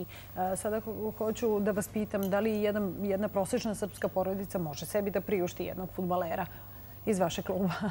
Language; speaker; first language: Serbian; native; Serbian